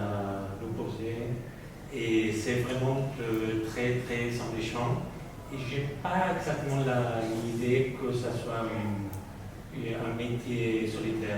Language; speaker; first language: French; non-native, fluent; Spanish